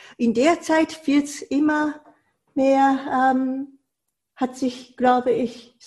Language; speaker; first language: German; non-native, fluent; Japanese